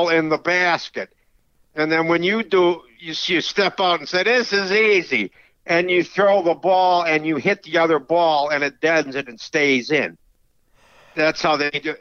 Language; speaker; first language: English; native; English